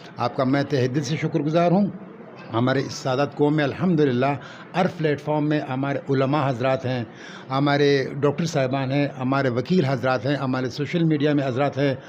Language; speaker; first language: Urdu; non-native, local second language; Pashto